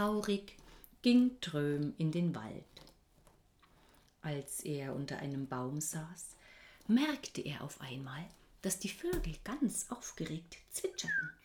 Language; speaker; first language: German; native; German